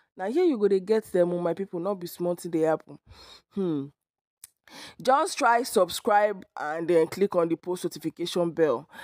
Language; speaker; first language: Nigerian Pidgin; non-native, local second language; Yoruba